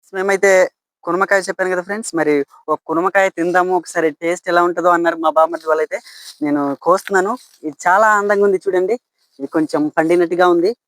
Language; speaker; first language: Telugu; non-native, local second language; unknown